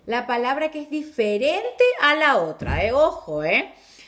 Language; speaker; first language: Spanish; native; Spanish